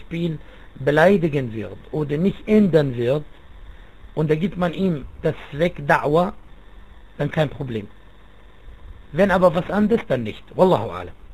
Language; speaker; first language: German; non-native, fluent; Arabic